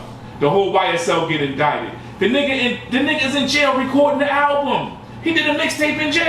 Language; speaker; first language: English; native; English